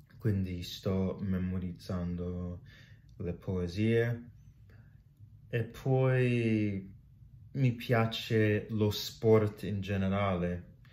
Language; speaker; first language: Italian; non-native, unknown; English